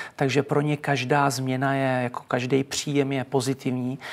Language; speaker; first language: Czech; early bilingual, heritage; Czech